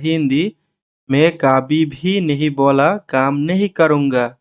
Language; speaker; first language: Hindi; non-native, learner; Bangla